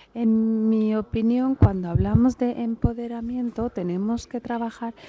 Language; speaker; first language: Spanish; non-native, fluent; English